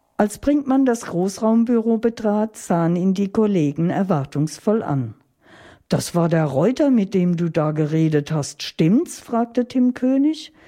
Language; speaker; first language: German; native; German